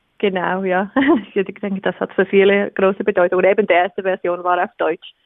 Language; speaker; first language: German; non-native, fluent; English